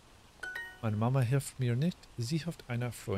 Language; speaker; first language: German; non-native, learner; English